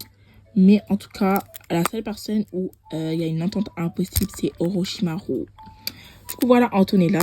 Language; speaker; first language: French; native; French